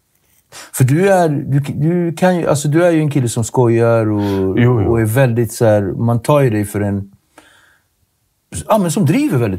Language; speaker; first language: Swedish; native; Swedish